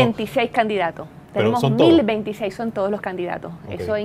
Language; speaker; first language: Spanish; native; Spanish